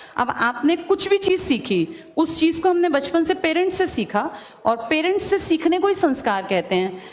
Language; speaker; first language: Hindi; native; Hindi